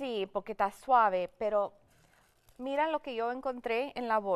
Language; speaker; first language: Spanish; early bilingual, heritage; English